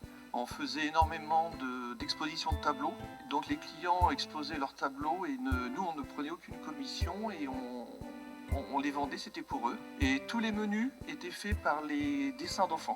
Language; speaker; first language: French; native; French